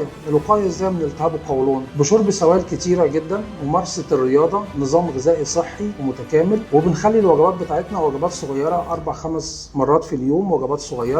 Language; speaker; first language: Arabic; native; Arabic